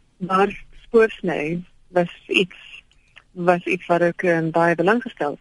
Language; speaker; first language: Afrikaans; non-native, local second language; English